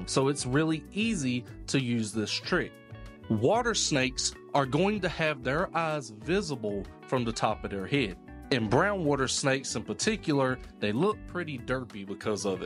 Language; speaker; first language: English; native; English